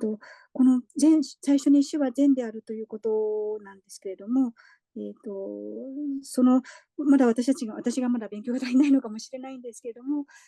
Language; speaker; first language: Japanese; native; Japanese